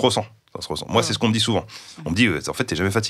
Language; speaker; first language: French; native; French